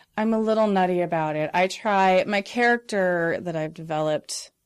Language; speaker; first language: English; native; English